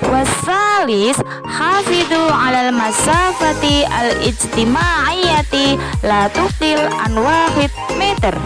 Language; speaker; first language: Arabic; non-native, learner; Indonesian